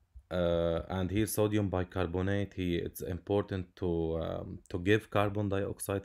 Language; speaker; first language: English; non-native, local second language; Arabic